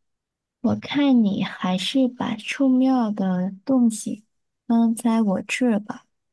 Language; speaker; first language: Chinese; non-native, learner; Vietnamese